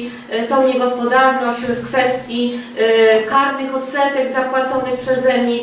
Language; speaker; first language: Polish; native; Polish